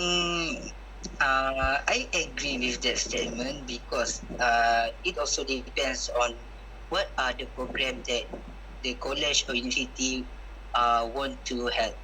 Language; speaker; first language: English; non-native, local second language; Malay